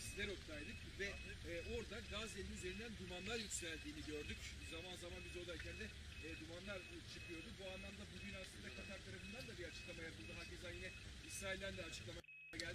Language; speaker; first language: Turkish; native; Turkish